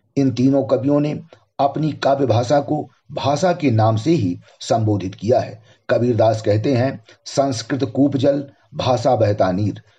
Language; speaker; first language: Hindi; native; Hindi